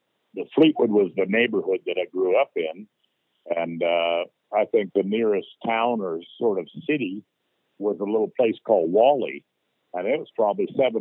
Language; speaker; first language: English; native; English